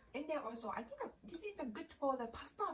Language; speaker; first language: English; non-native, learner; Japanese